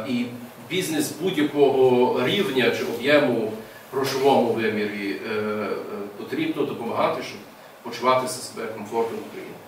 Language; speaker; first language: Ukrainian; early bilingual, heritage; English